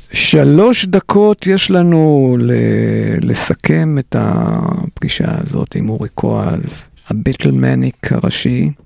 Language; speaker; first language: Hebrew; native; Hebrew